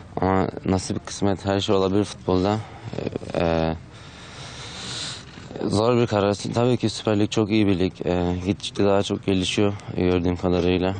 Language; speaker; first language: Turkish; early bilingual, heritage; Turkish